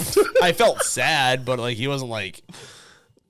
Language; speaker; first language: English; native; English